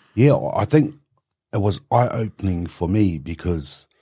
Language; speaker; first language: English; native; English